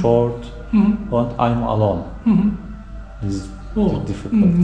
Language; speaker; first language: English; non-native, learner; Turkish